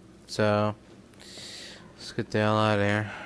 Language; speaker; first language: English; native; English